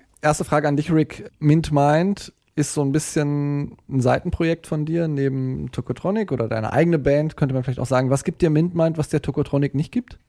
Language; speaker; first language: German; native; German